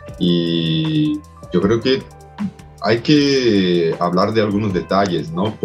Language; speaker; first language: Spanish; non-native, fluent; Portuguese